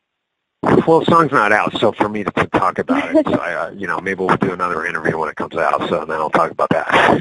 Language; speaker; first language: English; native; English